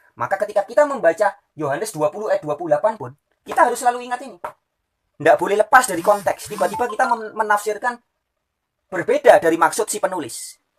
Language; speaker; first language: Indonesian; native; Indonesian